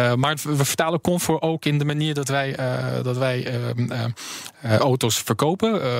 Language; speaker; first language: Dutch; early bilingual, heritage; Dutch